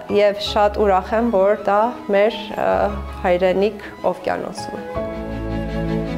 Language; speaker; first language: Armenian; early bilingual, heritage; Armenian